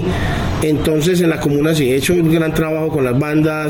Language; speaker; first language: Spanish; native; Spanish